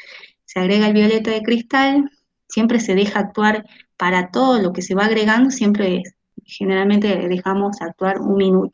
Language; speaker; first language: Spanish; native; Spanish